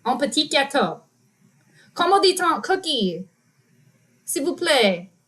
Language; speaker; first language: French; non-native, learner; English